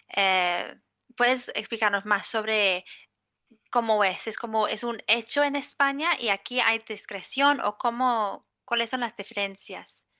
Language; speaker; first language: Spanish; non-native, fluent; English